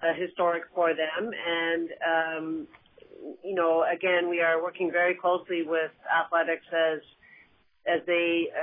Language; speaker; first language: English; native; English